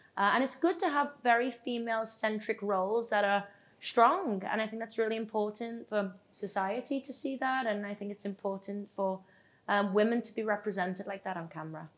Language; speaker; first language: English; native; English